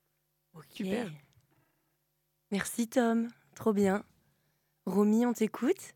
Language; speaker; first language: French; native; French